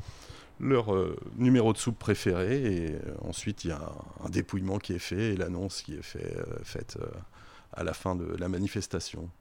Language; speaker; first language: French; native; French